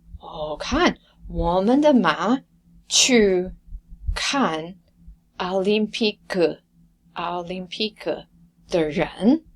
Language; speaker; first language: Chinese; non-native, fluent; English